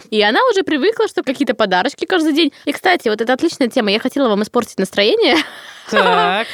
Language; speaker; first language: Russian; native; Russian